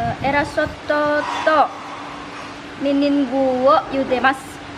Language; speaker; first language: Japanese; non-native, learner; Indonesian